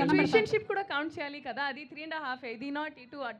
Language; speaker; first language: Telugu; non-native, fluent; Hindi